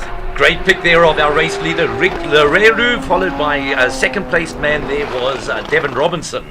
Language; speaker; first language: English; native; English